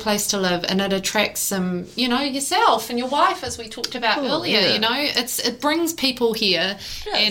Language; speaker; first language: English; native; English